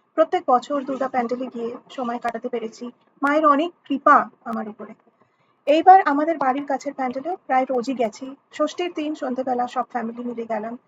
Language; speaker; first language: Bangla; early bilingual, heritage; Bangla